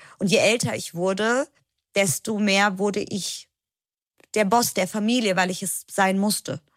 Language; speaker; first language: German; early bilingual, other home language; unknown